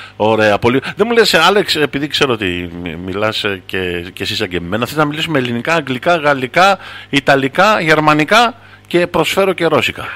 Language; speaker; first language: Greek; native; Greek